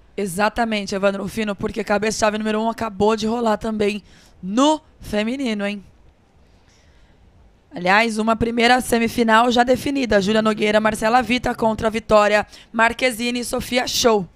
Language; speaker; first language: Portuguese; native; Portuguese